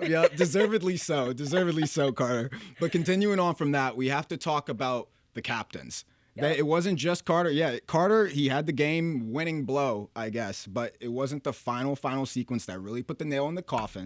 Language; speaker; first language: English; native; English